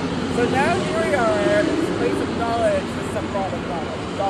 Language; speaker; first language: English; native; English